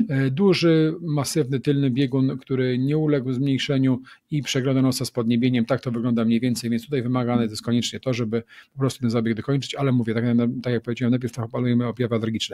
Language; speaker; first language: Polish; native; Polish